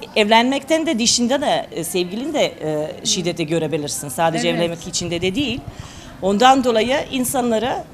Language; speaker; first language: Turkish; non-native, fluent; Serbian